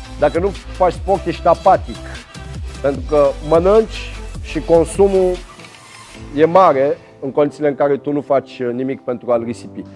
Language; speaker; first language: Romanian; early bilingual, heritage; Romanian